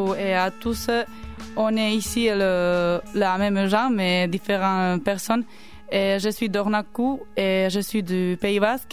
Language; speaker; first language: French; non-native, learner; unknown